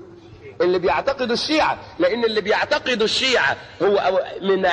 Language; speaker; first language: Arabic; native; Arabic